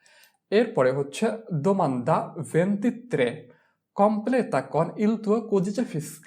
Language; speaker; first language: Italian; non-native, fluent; Bangla